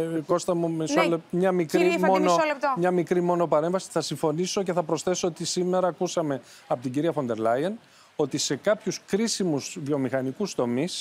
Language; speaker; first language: Greek; native; Greek